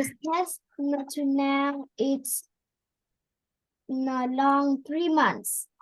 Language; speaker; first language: English; non-native, learner; Vietnamese